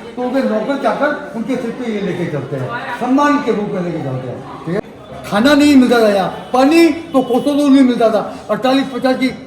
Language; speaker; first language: Hindi; native; Hindi